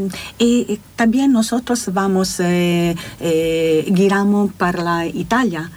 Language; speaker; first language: Spanish; non-native, learner; Italian